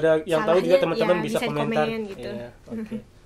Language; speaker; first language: Indonesian; native; Indonesian